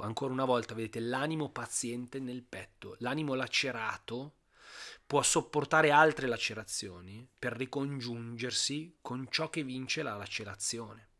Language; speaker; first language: Italian; native; Italian